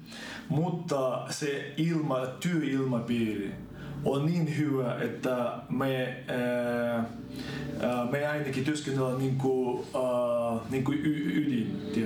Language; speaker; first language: Finnish; non-native, fluent; Ukrainian